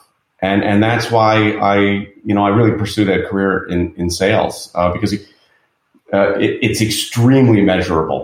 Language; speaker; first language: English; native; English